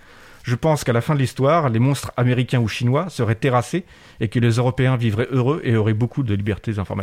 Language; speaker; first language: French; native; French